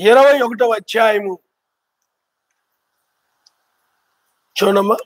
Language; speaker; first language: Telugu; native; Telugu